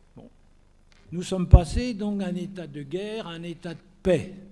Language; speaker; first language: French; native; French